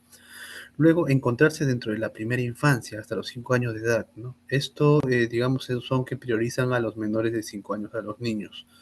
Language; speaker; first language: Spanish; native; Spanish